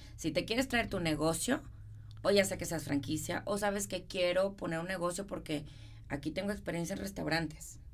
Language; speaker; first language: Spanish; native; Spanish